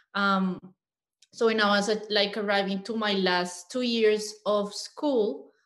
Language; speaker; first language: English; non-native, fluent; Spanish